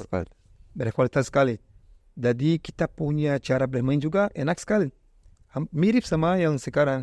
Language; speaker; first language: Indonesian; non-native, fluent; Portuguese